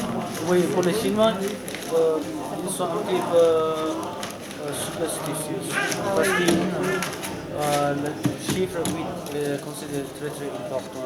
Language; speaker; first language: French; non-native, learner; Tibetan